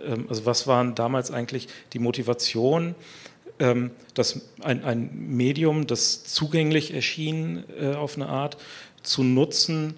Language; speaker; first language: German; native; German